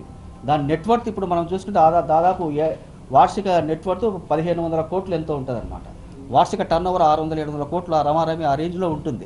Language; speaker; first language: Telugu; native; Telugu